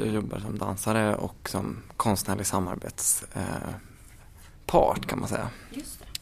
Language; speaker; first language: Swedish; native; Swedish